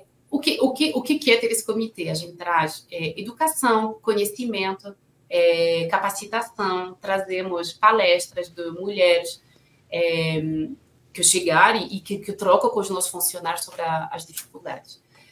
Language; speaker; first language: Portuguese; non-native, fluent; French